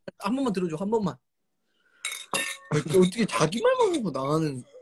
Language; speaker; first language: Korean; native; Korean